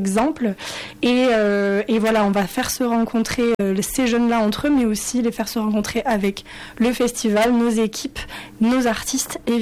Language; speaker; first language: French; native; French